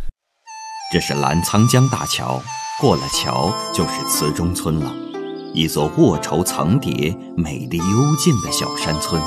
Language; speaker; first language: Chinese; native; Chinese